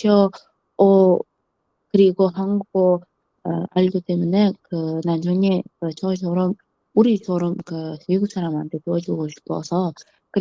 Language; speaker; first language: Korean; non-native, learner; Uzbek